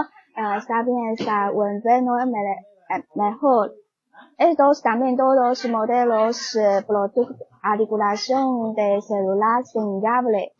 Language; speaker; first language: Spanish; non-native, learner; Chinese